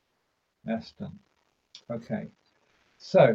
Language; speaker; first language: German; non-native, fluent; English